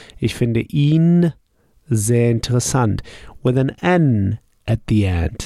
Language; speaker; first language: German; non-native, fluent; English